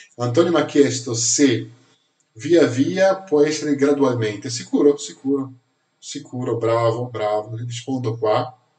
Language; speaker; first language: Italian; non-native, fluent; Portuguese